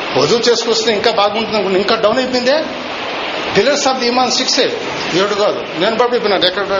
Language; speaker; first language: Telugu; non-native, local second language; Urdu